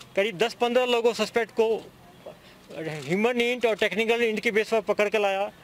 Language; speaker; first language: Hindi; non-native, local second language; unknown